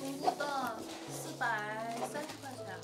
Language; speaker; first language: Korean; non-native, fluent; Chinese